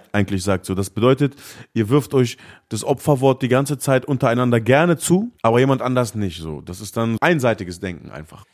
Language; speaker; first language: German; early bilingual, other home language; Arabic